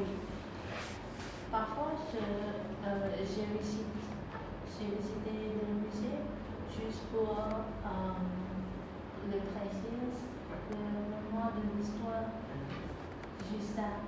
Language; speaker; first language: French; non-native, learner; Khmer